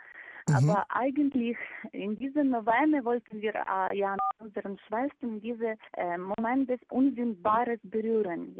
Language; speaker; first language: German; non-native, fluent; Ukrainian